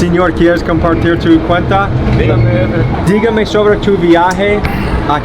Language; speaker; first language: Spanish; non-native, learner; English